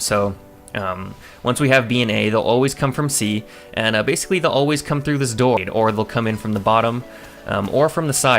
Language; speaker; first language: English; native; English